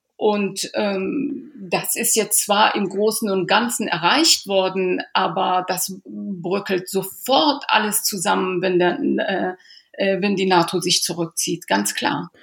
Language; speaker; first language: German; early bilingual, other home language; Persian